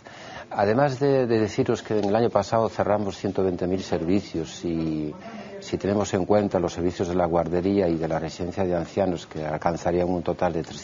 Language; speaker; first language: Spanish; native; Spanish